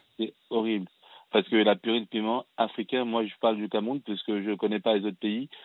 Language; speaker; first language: French; early bilingual, other home language; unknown